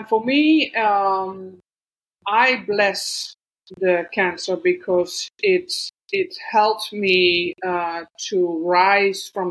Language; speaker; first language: English; non-native, fluent; Dutch